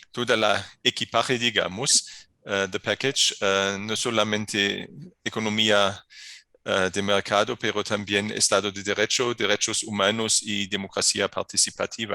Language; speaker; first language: Spanish; non-native, fluent; German